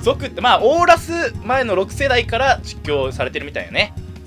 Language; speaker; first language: Japanese; native; Japanese